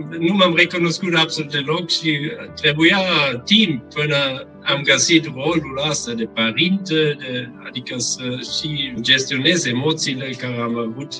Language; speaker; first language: Romanian; non-native, fluent; German